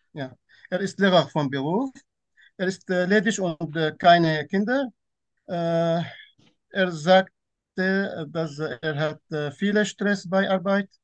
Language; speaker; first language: German; non-native, fluent; Turkish